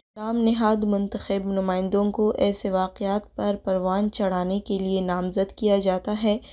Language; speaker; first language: Urdu; non-native, local second language; Baluchi